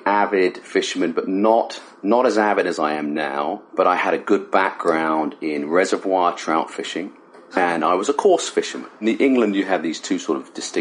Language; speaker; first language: English; native; English